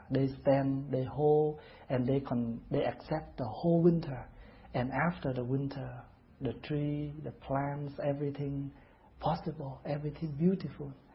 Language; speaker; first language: English; non-native, fluent; Vietnamese